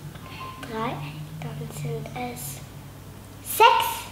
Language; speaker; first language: German; early bilingual, other home language; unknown